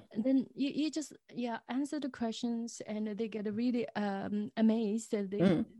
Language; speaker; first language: English; non-native, fluent; Chinese